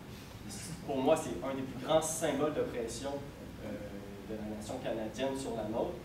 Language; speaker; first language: French; native; French